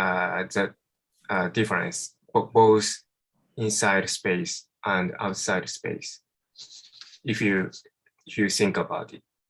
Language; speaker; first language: English; non-native, fluent; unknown